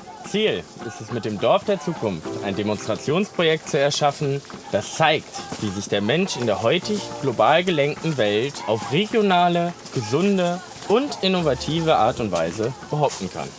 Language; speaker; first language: German; native; German